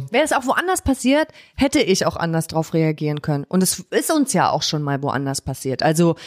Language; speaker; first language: German; native; German